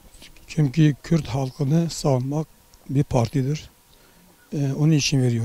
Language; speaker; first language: Turkish; non-native, local second language; Kurdish